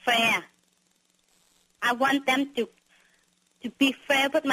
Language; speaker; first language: English; non-native, learner; Vietnamese